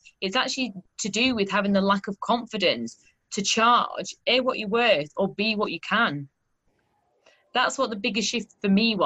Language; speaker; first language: English; native; English